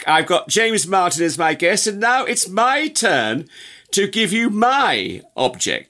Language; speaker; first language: English; native; English